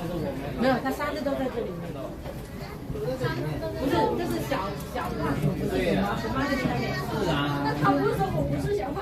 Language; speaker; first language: Chinese; native; Chinese